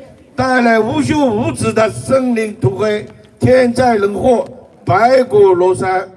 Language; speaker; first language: Chinese; native; Chinese